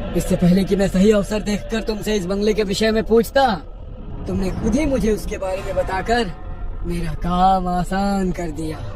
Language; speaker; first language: Hindi; native; Hindi